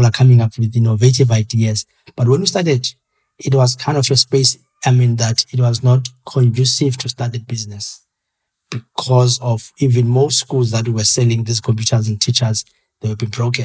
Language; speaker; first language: English; non-native, local second language; Xhosa